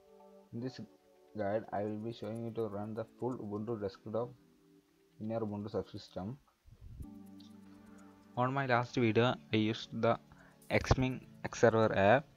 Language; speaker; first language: English; non-native, fluent; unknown